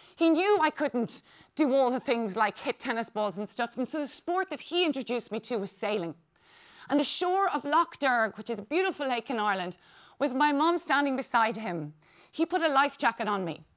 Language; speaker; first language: English; native; English